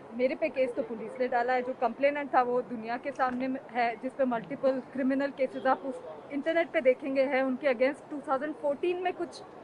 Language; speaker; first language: Hindi; native; Hindi